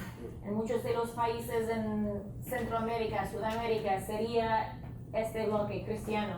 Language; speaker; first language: Spanish; non-native, fluent; English